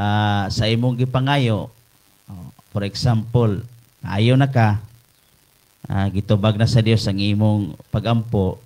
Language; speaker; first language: Cebuano; native; Cebuano